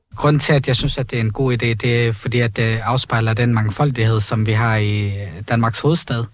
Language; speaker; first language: Danish; early bilingual, other home language; Arabic